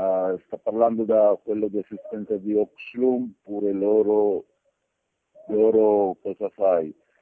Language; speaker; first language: Italian; non-native, learner; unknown